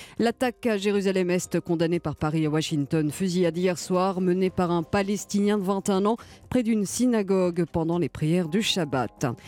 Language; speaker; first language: French; native; French